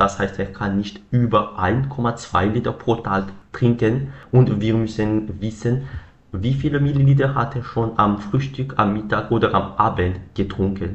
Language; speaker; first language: German; non-native, learner; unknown